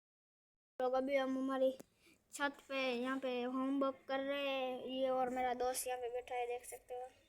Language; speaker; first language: Hindi; non-native, local second language; Gujarati